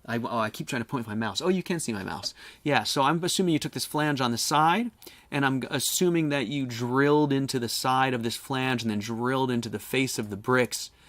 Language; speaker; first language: English; native; English